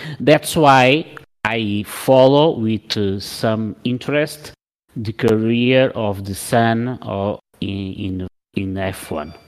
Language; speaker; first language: English; non-native, learner; Portuguese